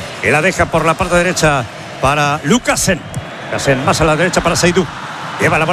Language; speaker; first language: Spanish; native; Spanish